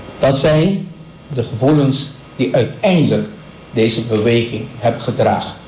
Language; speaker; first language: Dutch; non-native, local second language; Papiamento